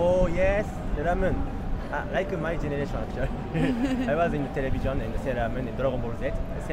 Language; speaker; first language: English; non-native, learner; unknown